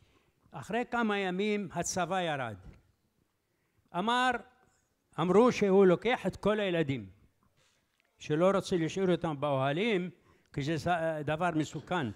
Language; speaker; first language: Hebrew; early bilingual, other home language; Arabic